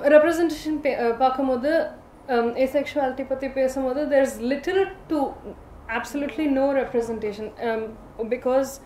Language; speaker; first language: English; early bilingual, other home language; Tamil